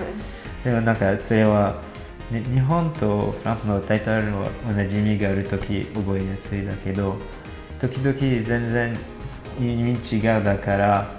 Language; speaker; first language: Japanese; non-native, learner; French